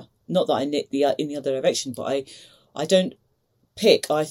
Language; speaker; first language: English; native; English